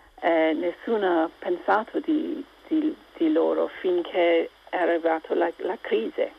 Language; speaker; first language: Italian; non-native, local second language; English